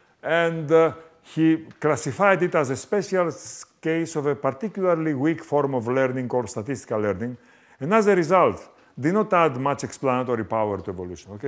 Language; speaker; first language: English; non-native, fluent; Greek